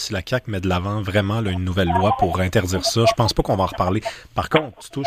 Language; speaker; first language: French; native; French